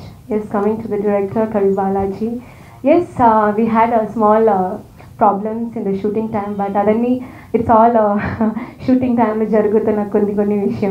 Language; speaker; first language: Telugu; non-native, learner; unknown